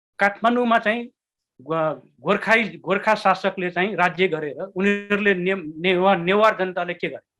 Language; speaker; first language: Nepali; non-native, local second language; Newari